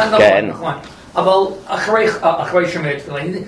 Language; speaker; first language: Hebrew; non-native, fluent; English